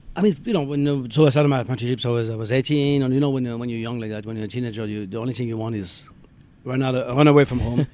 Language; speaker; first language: English; non-native, fluent; French